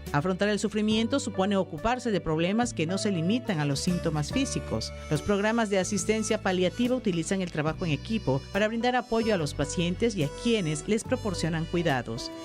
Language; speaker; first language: Spanish; native; Spanish